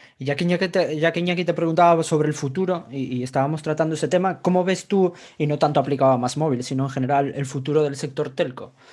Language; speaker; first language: Spanish; native; Spanish